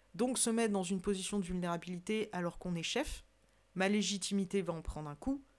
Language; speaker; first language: French; native; French